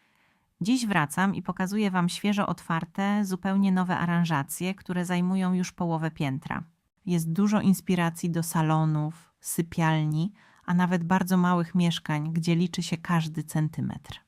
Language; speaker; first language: Polish; native; Polish